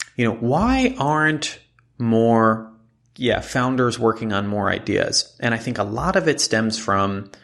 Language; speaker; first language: English; non-native, fluent; Hebrew